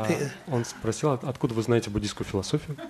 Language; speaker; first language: Russian; native; Russian